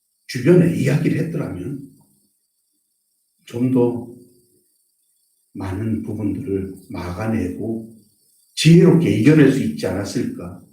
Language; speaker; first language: Korean; native; Korean